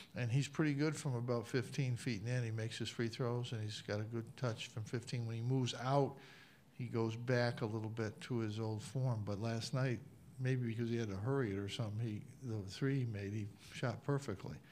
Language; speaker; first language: English; native; English